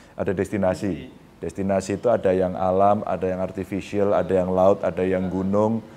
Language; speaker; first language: Indonesian; native; Indonesian